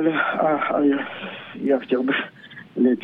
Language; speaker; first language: Polish; non-native, learner; Ukrainian